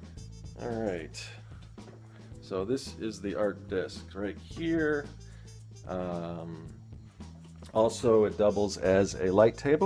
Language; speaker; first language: English; native; English